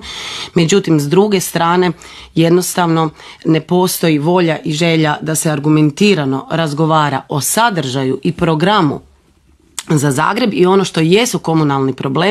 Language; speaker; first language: Croatian; native; Croatian